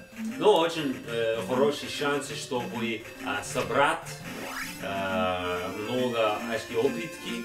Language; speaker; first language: Russian; non-native, learner; English